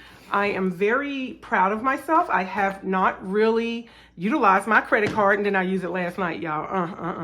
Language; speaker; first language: English; native; English